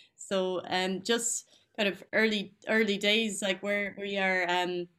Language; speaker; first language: English; native; English